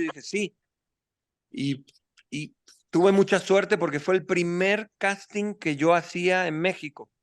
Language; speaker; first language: Spanish; native; Spanish